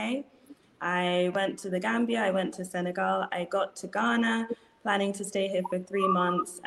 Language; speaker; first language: English; native; English